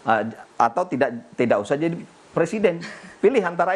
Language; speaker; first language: Indonesian; native; Indonesian